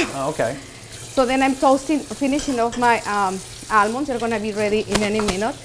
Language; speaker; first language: English; non-native, fluent; Spanish